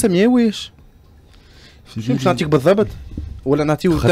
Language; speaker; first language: Arabic; native; Arabic